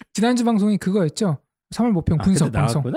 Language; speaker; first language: Korean; native; Korean